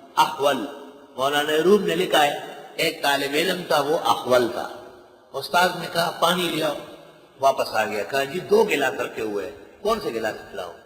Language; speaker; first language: Urdu; non-native, local second language; Pashto